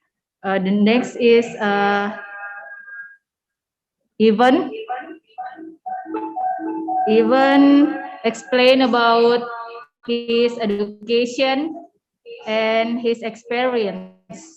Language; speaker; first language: English; non-native, learner; Indonesian